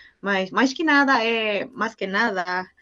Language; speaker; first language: Portuguese; non-native, learner; Spanish